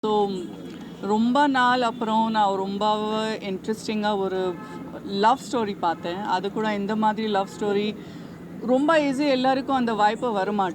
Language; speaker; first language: Tamil; non-native, fluent; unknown